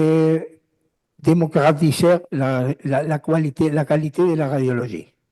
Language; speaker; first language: French; non-native, learner; Spanish